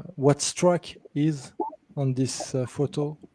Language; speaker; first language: English; non-native, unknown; French